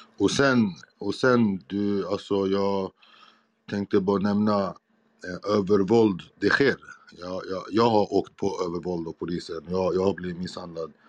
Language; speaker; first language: Swedish; non-native, fluent; Arabic